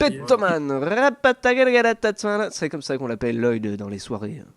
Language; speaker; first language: French; native; French